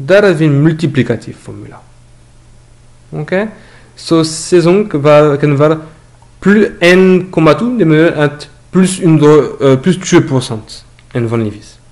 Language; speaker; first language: Norwegian; non-native, learner; French